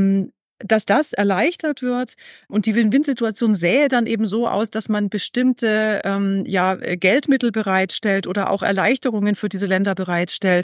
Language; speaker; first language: German; native; German